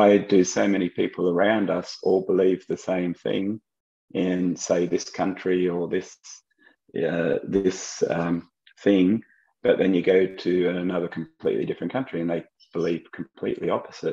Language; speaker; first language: English; native; English